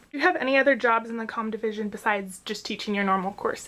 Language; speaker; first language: English; native; English